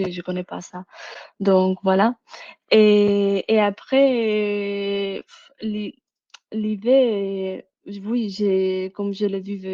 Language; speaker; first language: French; non-native, fluent; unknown